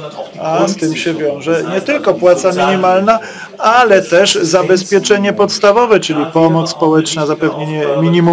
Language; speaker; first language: Polish; native; Polish